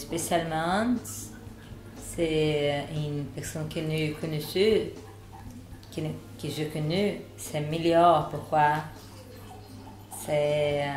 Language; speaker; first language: French; non-native, learner; Portuguese